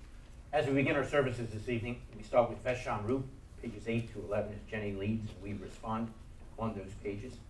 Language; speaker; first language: English; native; English